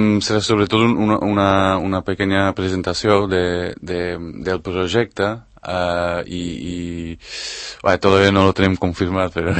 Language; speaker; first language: Catalan; non-native, fluent; Spanish